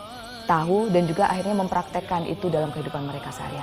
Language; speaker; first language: Indonesian; native; Indonesian